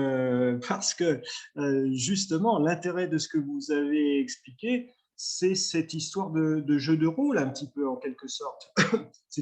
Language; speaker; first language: French; native; French